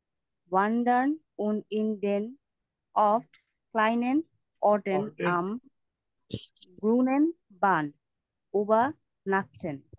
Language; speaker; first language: German; non-native, learner; Bangla